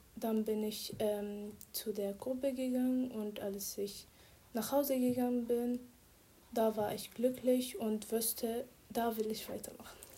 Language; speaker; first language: German; non-native, fluent; Arabic